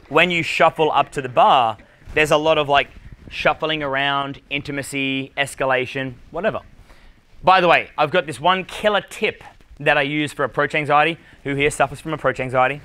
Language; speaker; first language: English; native; English